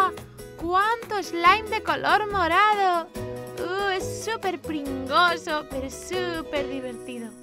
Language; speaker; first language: Spanish; native; Spanish